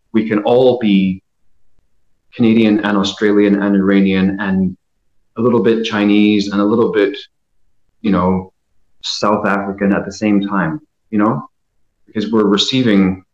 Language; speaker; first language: English; early bilingual, other home language; Persian